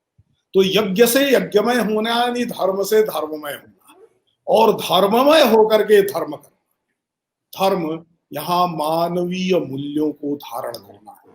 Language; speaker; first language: Hindi; native; Hindi